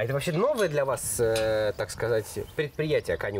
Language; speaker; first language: Russian; native; Russian